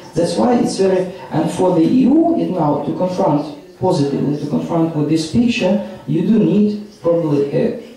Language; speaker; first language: English; non-native, fluent; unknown